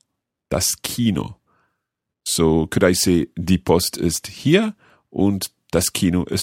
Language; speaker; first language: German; non-native, learner; English